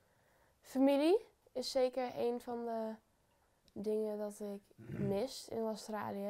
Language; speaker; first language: Dutch; early bilingual, heritage; Dutch